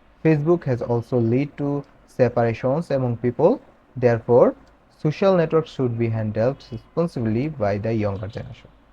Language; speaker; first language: English; non-native, local second language; Bangla